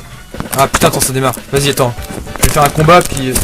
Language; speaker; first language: French; native; French